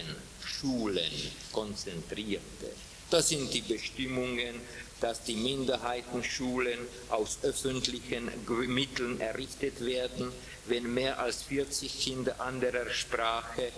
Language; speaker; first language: German; non-native, fluent; Czech